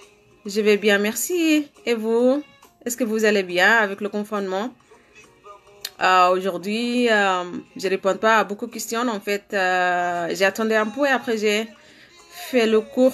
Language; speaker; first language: French; non-native, learner; Arabic